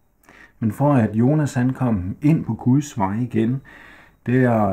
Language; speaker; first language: Danish; native; Danish